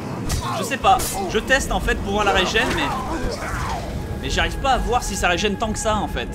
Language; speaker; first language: French; native; French